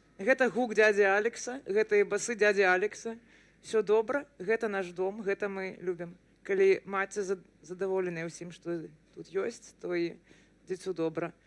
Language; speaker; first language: Belarusian; non-native, local second language; Russian